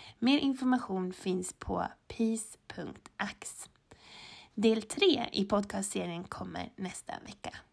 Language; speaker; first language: Swedish; native; Swedish